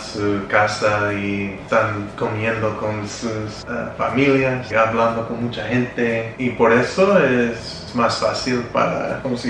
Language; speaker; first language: Spanish; non-native, learner; English